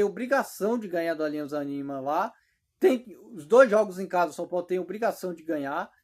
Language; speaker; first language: Portuguese; native; Portuguese